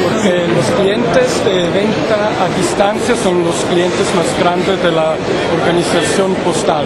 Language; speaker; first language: Spanish; non-native, learner; French